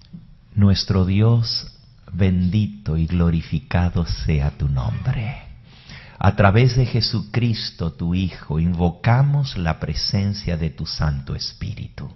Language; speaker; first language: Spanish; native; Spanish